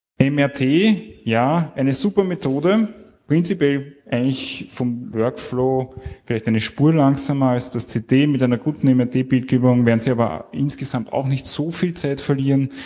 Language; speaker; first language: German; native; German